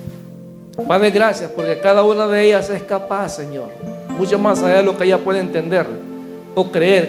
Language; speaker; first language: Spanish; native; Spanish